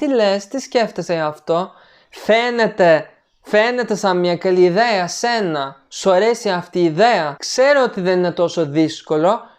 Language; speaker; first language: Greek; non-native, fluent; Turkish